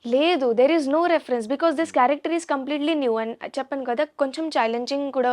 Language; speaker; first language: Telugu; non-native, learner; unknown